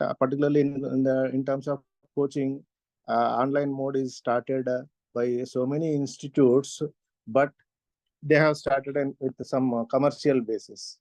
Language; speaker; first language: English; non-native, local second language; Telugu